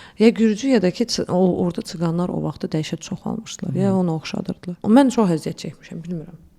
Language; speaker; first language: Azerbaijani; early bilingual, heritage; Azerbaijani